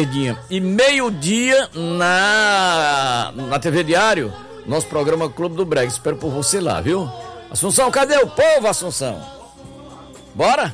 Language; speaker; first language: Portuguese; native; Portuguese